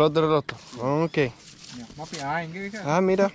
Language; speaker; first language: Spanish; non-native, learner; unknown